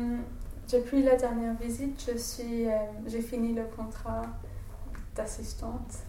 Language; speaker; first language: French; non-native, fluent; English